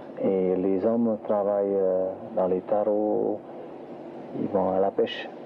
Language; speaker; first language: French; non-native, local second language; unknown